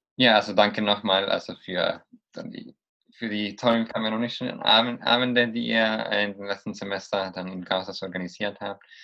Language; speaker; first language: German; non-native, fluent; Spanish